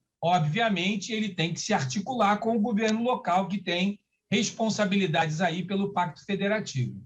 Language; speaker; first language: Portuguese; native; Portuguese